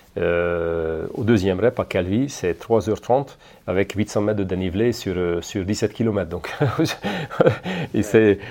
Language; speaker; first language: French; non-native, fluent; Hungarian